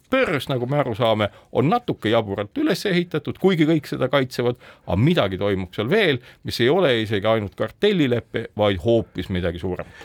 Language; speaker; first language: Estonian; native; Estonian